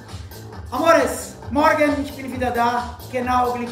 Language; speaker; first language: German; non-native, learner; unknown